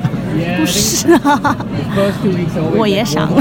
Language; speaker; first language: Chinese; non-native, local second language; Cantonese